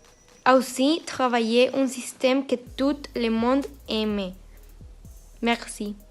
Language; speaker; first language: French; non-native, learner; Spanish